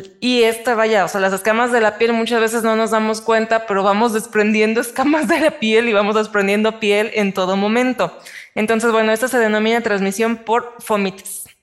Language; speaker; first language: Spanish; native; Spanish